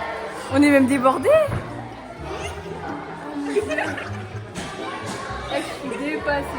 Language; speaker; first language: French; native; French